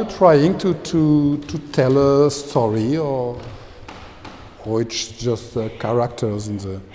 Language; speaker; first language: English; non-native, fluent; French